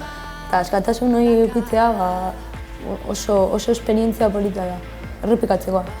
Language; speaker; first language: Basque; non-native, local second language; Spanish